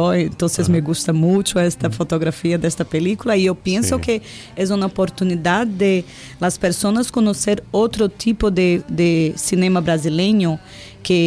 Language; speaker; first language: Spanish; non-native, learner; Portuguese